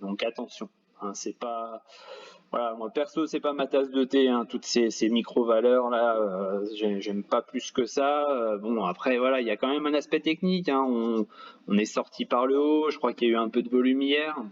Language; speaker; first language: French; native; French